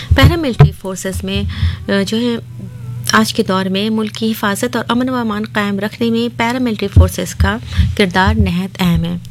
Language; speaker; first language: Urdu; native; Urdu